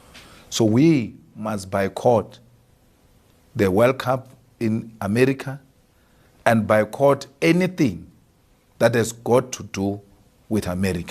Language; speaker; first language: English; non-native, local second language; Northern Sotho